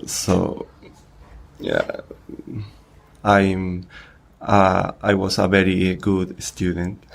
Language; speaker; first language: English; non-native, learner; Spanish